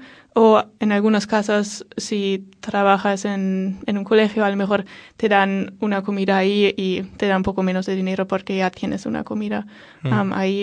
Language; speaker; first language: Spanish; non-native, fluent; German